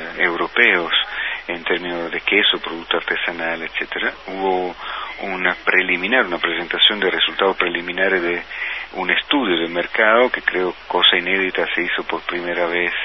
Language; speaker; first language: Spanish; non-native, fluent; Italian